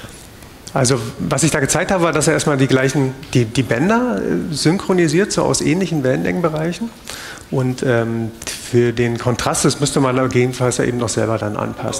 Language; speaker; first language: German; native; German